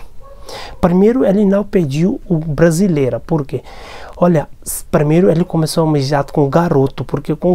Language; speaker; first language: Portuguese; non-native, learner; Hindi